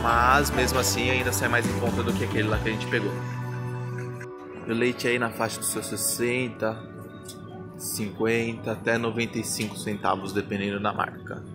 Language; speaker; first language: Portuguese; native; Portuguese